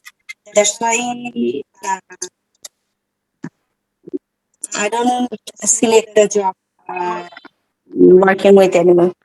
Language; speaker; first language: English; non-native, learner; Bangla